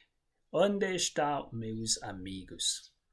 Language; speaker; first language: Portuguese; non-native, fluent; English